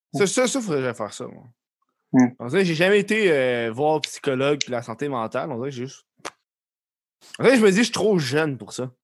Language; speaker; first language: French; native; French